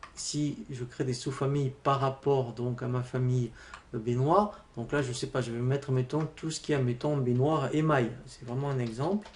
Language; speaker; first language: French; native; French